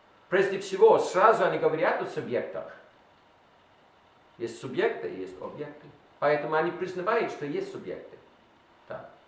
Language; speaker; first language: Russian; non-native, learner; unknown